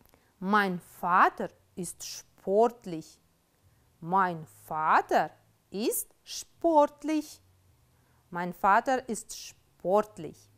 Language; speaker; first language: German; non-native, fluent; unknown